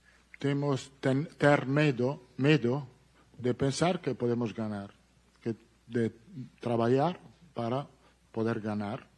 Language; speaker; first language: Portuguese; non-native, fluent; Italian